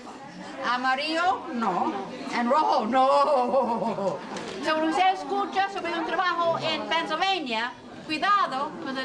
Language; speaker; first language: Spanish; non-native, learner; English